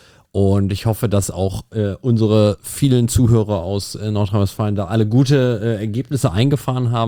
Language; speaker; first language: German; native; German